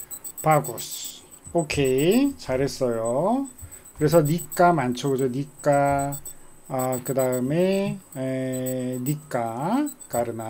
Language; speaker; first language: Korean; native; Korean